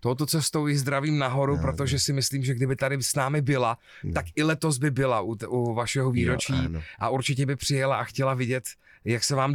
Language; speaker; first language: Czech; native; Czech